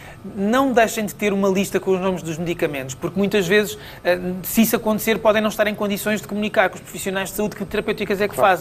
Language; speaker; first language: Portuguese; native; Portuguese